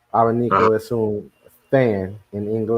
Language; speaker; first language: Spanish; non-native, learner; English